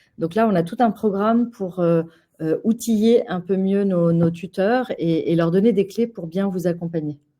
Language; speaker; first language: French; native; French